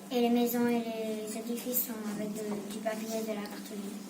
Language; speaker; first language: French; non-native, local second language; Spanish